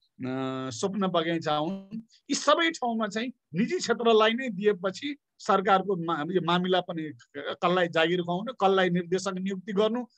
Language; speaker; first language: Nepali; native; Nepali